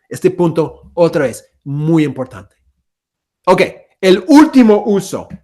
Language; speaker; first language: Spanish; non-native, fluent; English